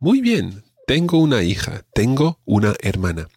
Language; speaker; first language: Spanish; non-native, fluent; English